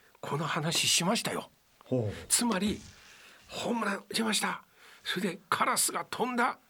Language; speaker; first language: Japanese; non-native, fluent; Chinese